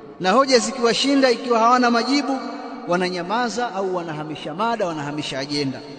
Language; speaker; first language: Swahili; native; Swahili